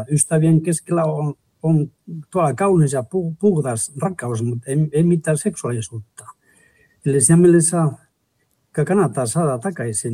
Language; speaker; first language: Finnish; non-native, fluent; Spanish